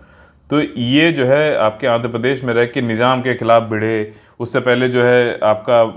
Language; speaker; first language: Hindi; native; Hindi